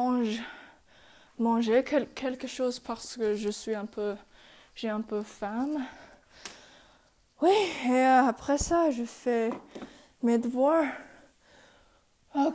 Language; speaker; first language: French; non-native, learner; English